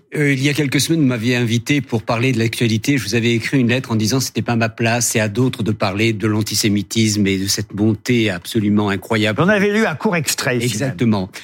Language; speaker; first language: French; native; French